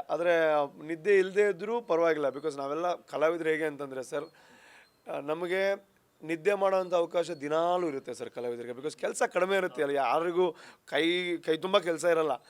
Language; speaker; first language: Kannada; non-native, local second language; Tulu